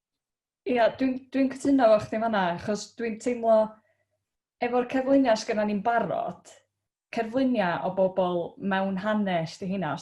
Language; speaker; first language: Welsh; native; Welsh